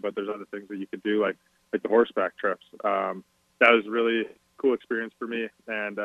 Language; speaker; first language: English; native; English